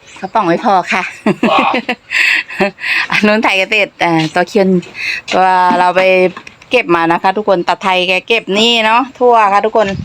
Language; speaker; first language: Thai; non-native, local second language; Northeastern Thai